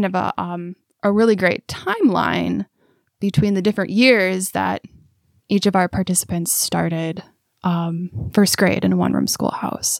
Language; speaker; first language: English; native; English